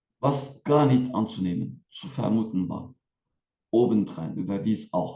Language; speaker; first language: German; non-native, fluent; Turkish